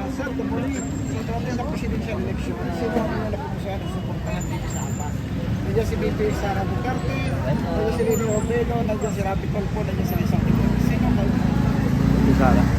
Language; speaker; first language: Filipino; native; Filipino